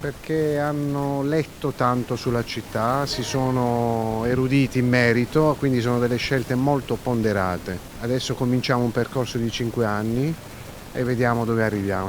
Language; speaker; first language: Italian; native; Italian